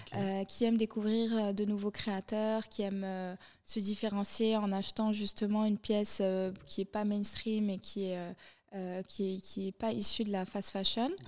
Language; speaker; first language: French; non-native, local second language; Arabic